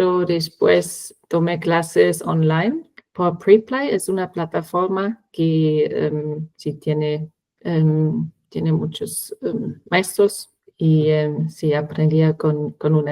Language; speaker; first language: Spanish; non-native, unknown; German